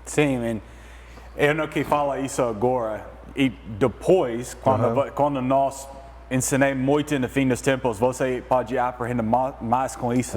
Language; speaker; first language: Portuguese; non-native, learner; English